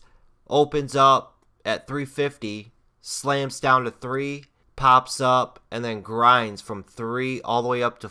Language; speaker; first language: English; native; English